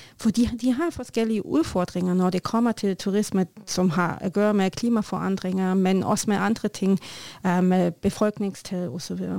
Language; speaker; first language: Norwegian; non-native, learner; German